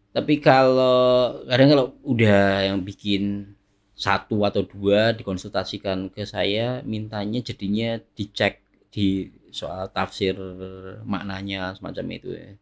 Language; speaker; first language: Indonesian; native; Indonesian